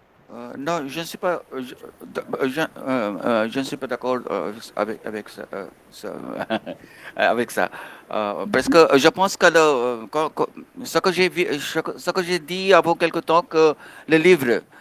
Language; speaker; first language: French; non-native, fluent; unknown